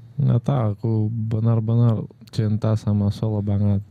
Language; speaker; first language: Indonesian; non-native, fluent; Russian